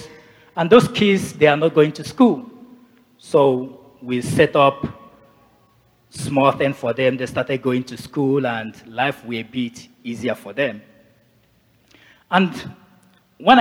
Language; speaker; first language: English; non-native, local second language; Igbo